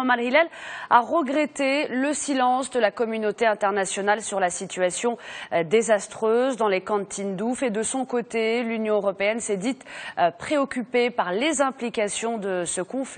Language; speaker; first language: French; non-native, local second language; Arabic